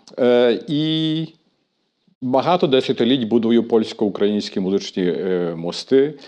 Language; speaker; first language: Ukrainian; early bilingual, heritage; Ukrainian